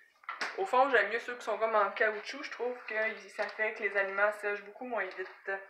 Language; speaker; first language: French; native; French